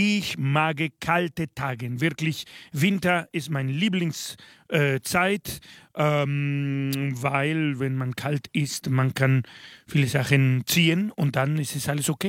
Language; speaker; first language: German; non-native, fluent; Spanish